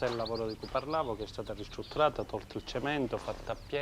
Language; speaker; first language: Italian; native; Italian